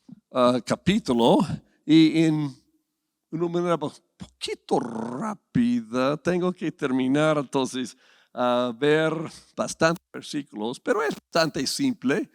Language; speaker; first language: Spanish; non-native, fluent; English